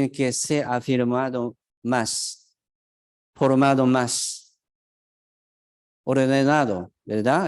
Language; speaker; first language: Spanish; non-native, fluent; Korean